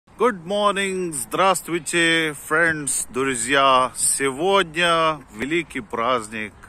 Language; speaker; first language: Russian; non-native, fluent; Hindi